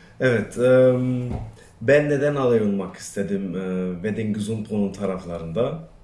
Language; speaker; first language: Turkish; early bilingual, other home language; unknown